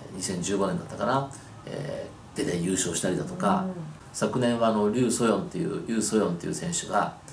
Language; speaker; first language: Japanese; native; Japanese